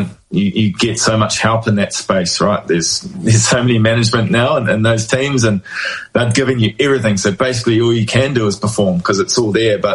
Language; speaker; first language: English; native; English